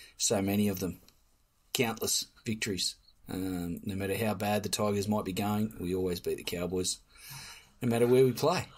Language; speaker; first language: English; native; English